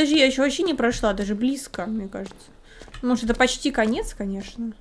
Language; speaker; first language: Russian; native; Russian